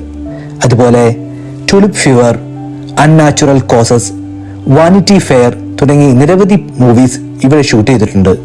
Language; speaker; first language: Malayalam; native; Malayalam